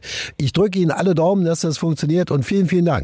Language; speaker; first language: German; native; German